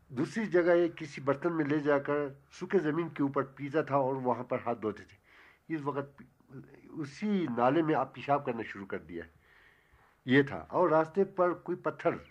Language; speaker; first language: Urdu; non-native, local second language; Ladakhi